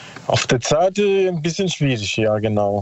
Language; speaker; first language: German; non-native, learner; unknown